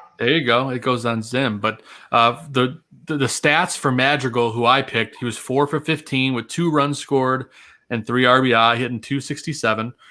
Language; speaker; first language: English; native; English